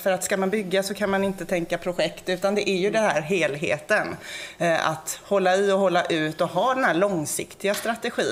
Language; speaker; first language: Swedish; native; Swedish